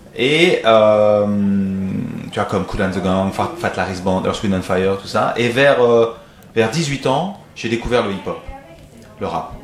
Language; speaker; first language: French; native; French